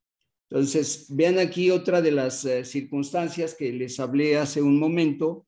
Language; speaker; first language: Spanish; native; Spanish